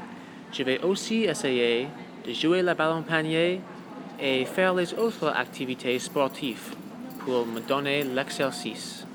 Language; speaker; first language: French; non-native, local second language; English